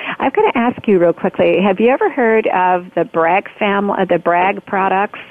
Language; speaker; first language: English; native; English